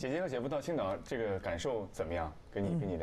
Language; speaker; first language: Chinese; native; Chinese